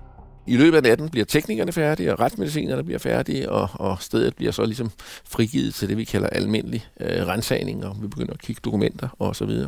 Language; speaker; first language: Danish; native; Danish